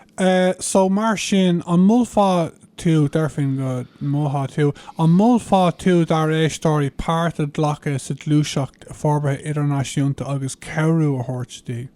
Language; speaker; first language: Irish; non-native, local second language; English